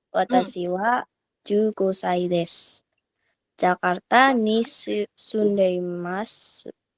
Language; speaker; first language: Japanese; non-native, learner; Indonesian